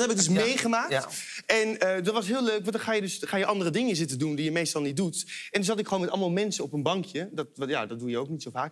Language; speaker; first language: Dutch; native; Dutch